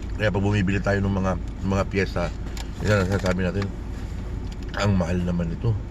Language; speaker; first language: Filipino; native; Filipino